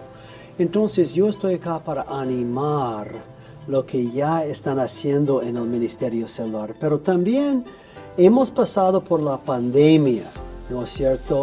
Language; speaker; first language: Spanish; non-native, fluent; English